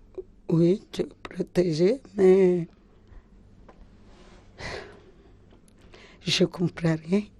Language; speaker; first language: French; non-native, learner; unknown